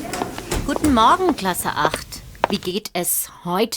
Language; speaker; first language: German; non-native, fluent; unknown